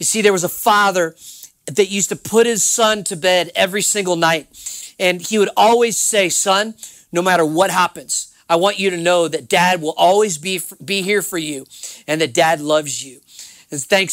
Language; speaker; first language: English; native; English